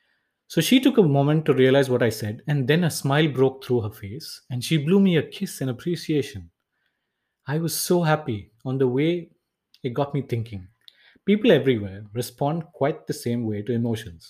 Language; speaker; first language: English; non-native, local second language; Tamil